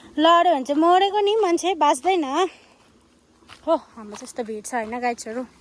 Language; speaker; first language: Nepali; non-native, local second language; Gurung